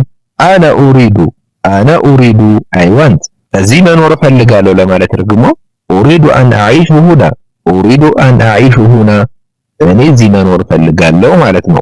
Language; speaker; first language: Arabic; non-native, learner; Amharic